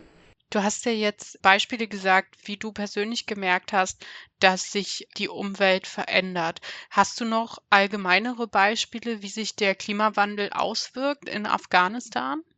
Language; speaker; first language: German; native; German